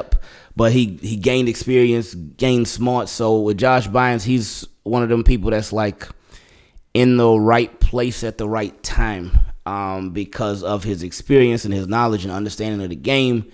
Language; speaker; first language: English; native; English